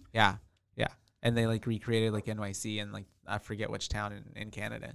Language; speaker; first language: English; native; English